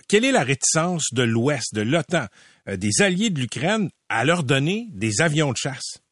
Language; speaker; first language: French; native; French